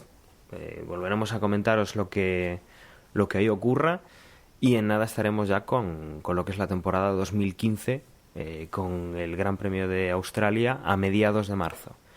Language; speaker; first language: Spanish; native; Spanish